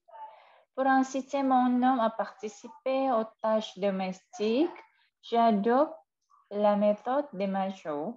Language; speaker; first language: French; non-native, fluent; Indonesian